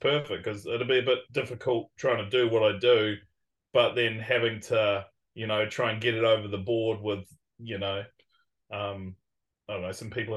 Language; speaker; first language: English; native; English